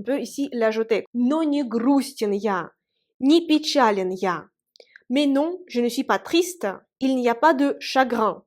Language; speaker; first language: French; non-native, fluent; Russian